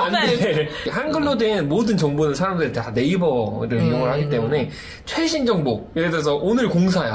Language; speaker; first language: Korean; native; Korean